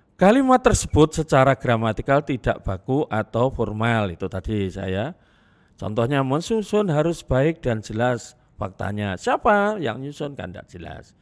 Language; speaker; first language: Indonesian; non-native, local second language; Javanese